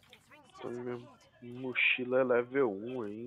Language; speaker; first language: Portuguese; native; Portuguese